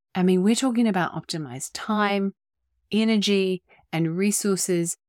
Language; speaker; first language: English; native; English